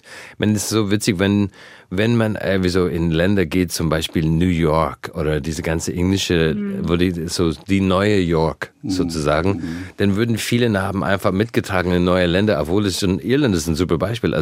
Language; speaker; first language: German; non-native, fluent; English